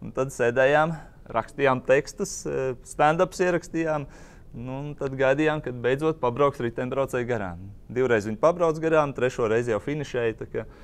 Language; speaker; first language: Latvian; native; Latvian